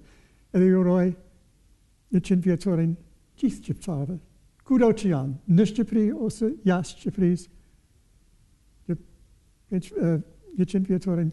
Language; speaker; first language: Albanian; non-native, learner; English